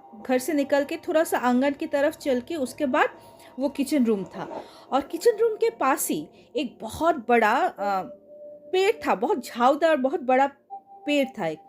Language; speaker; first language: Hindi; non-native, local second language; Bangla